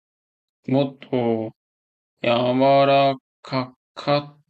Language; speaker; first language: Japanese; non-native, learner; Korean